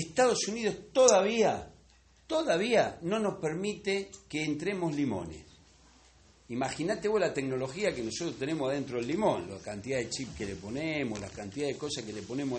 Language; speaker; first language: Spanish; native; Spanish